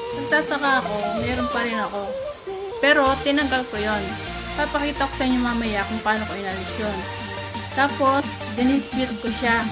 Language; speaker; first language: Filipino; non-native, local second language; Pampanga